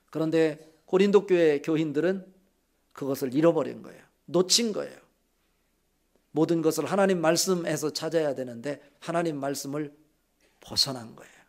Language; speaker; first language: Korean; native; Korean